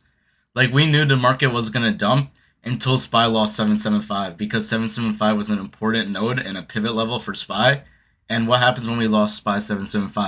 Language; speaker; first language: English; native; English